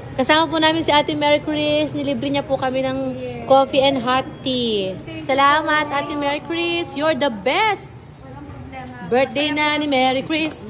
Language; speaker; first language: Filipino; native; Filipino